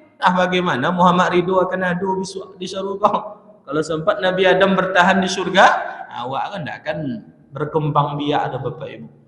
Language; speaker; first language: Malay; native; Malay